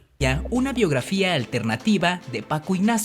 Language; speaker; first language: Spanish; native; Spanish